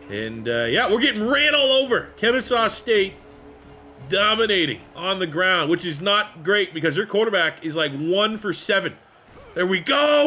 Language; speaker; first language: English; native; English